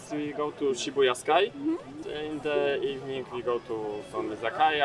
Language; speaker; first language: English; non-native, learner; Polish